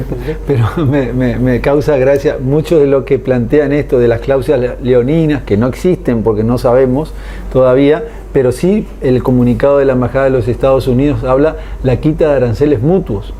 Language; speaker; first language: Spanish; native; Spanish